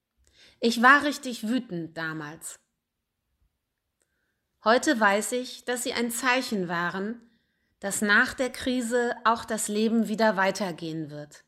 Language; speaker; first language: German; native; German